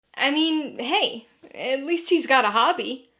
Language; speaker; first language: English; native; English